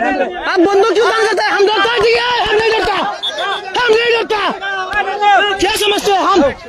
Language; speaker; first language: Hindi; non-native, learner; Bangla